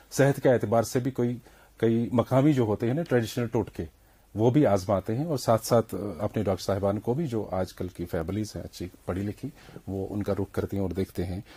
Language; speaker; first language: Hindi; non-native, local second language; Kashmiri